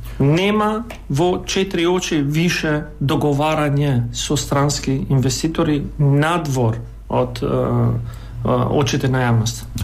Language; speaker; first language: Macedonian; non-native, local second language; Albanian